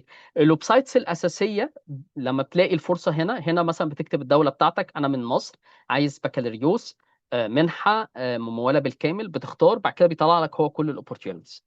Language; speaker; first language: Arabic; native; Arabic